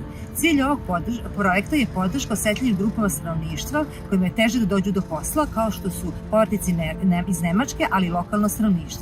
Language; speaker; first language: Serbian; native; Serbian